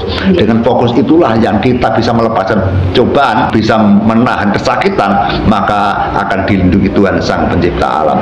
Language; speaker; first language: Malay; non-native, local second language; Javanese